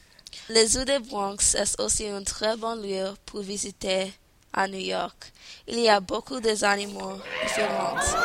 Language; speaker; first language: French; non-native, learner; English